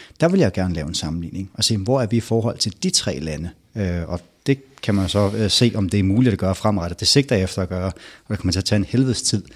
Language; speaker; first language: Danish; native; Danish